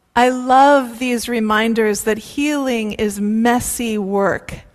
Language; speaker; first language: English; native; English